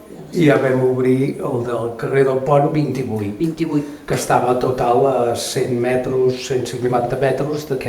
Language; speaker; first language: Catalan; native; Catalan